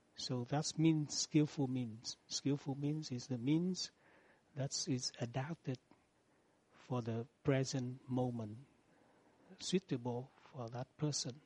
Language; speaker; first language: English; non-native, fluent; Vietnamese